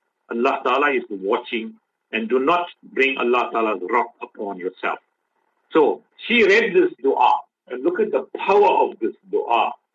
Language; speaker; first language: English; native; English